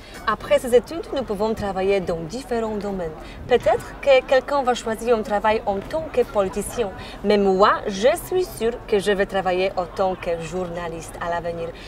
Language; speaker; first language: French; non-native, fluent; Polish